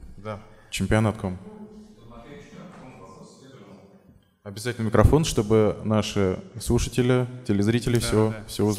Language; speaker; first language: Russian; native; Russian